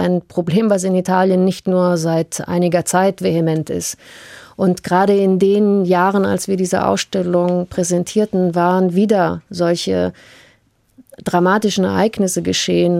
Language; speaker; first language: German; early bilingual, heritage; German